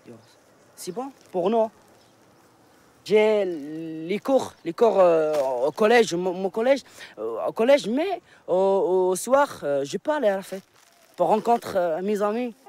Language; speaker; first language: French; non-native, learner; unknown